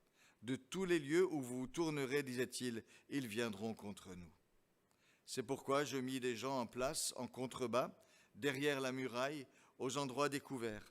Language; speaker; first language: French; native; French